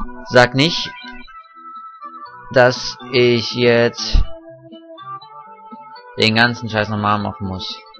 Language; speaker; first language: German; native; German